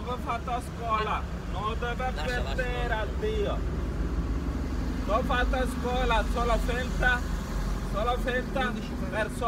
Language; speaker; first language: Italian; non-native, learner; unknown